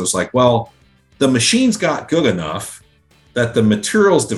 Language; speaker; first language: English; native; English